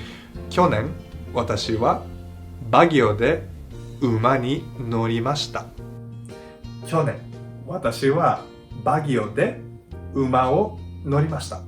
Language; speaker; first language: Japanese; non-native, learner; Filipino